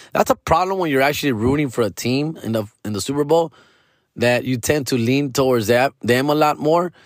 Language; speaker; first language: English; early bilingual, other home language; Spanish